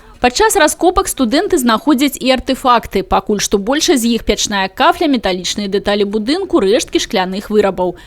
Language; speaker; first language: Belarusian; native; Belarusian